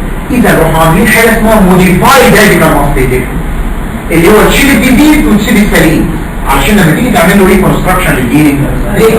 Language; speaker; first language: Arabic; native; Arabic